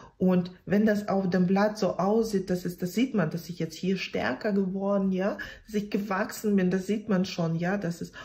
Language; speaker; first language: German; non-native, fluent; Russian